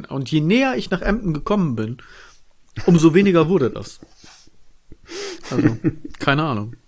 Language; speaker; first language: German; native; German